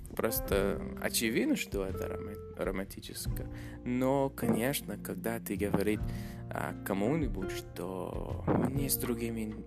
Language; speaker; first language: Russian; non-native, fluent; English